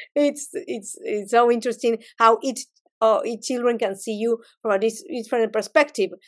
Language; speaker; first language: English; non-native, fluent; Spanish